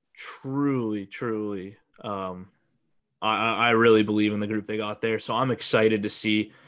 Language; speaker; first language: English; native; English